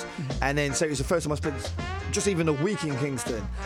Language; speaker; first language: English; native; English